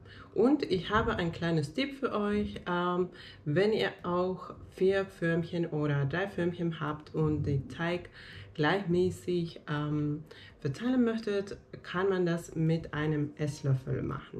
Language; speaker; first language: German; non-native, fluent; Finnish